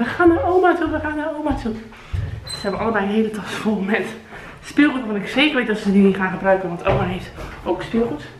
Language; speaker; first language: Dutch; native; Dutch